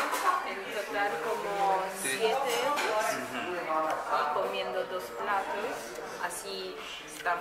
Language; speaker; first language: Spanish; non-native, fluent; Italian